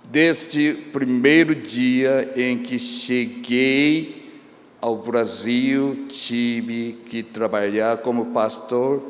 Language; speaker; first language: Portuguese; non-native, fluent; Korean